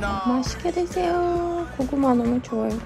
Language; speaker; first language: Korean; non-native, learner; Ukrainian